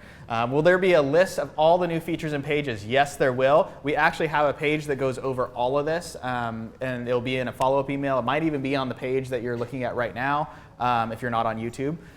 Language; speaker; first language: English; native; English